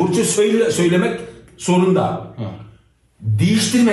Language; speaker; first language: Turkish; non-native, learner; Uyghur